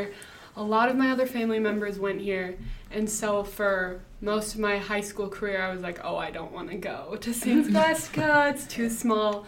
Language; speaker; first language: English; native; English